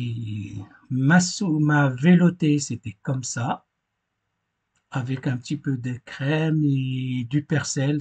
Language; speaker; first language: French; non-native, fluent; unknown